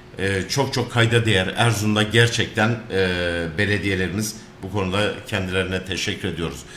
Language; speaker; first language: Turkish; native; Turkish